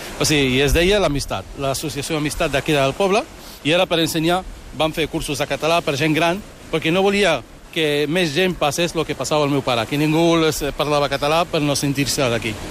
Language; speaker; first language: Catalan; early bilingual, other home language; Arabic